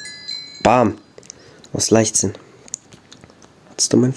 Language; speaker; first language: German; native; German